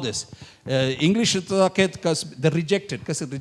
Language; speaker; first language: Latvian; non-native, learner; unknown